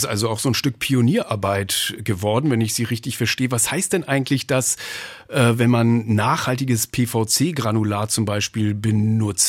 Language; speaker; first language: German; native; German